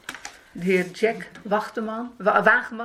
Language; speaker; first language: Dutch; native; Dutch